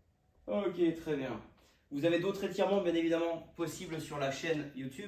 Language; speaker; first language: French; native; French